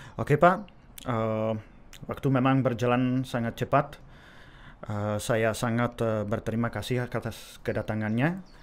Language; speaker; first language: Indonesian; non-native, fluent; Czech